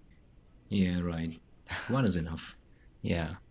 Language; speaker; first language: English; non-native, fluent; Tajik